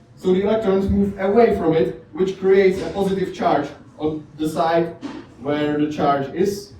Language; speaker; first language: English; non-native, fluent; Czech